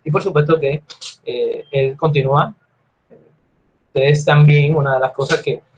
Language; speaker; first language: Spanish; native; Spanish